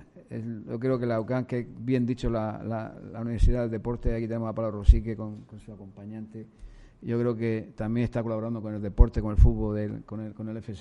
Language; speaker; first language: Spanish; native; Spanish